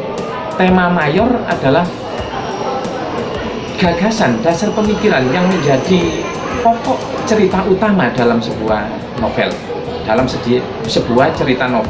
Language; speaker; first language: Indonesian; native; Indonesian